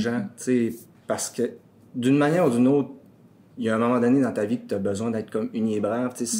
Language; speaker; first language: French; native; French